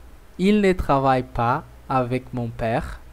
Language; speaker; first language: French; non-native, fluent; Portuguese